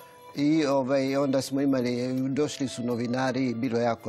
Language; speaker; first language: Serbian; non-native, fluent; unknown